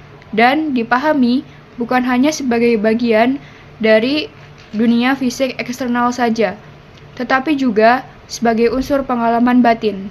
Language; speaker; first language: Indonesian; native; Indonesian